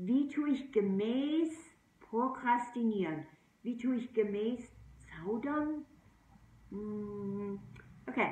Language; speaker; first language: German; non-native, fluent; English